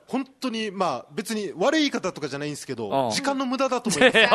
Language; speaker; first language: Japanese; native; Japanese